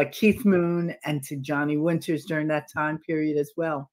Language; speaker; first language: English; native; English